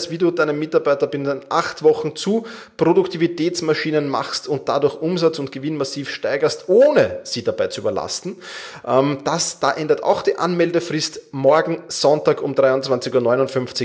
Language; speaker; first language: German; native; German